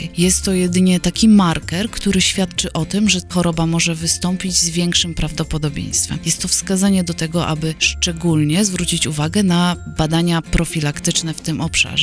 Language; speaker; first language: Polish; native; Polish